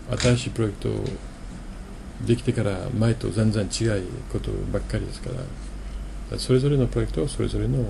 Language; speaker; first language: Japanese; non-native, fluent; French